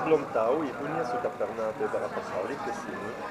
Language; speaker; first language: Indonesian; non-native, fluent; German